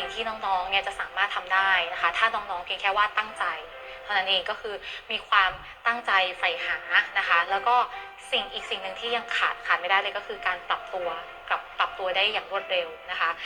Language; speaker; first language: Thai; native; Thai